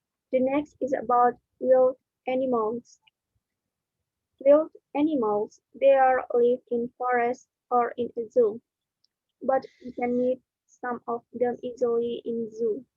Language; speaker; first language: English; non-native, learner; Indonesian